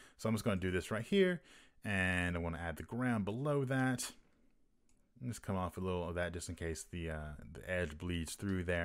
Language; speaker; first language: English; native; English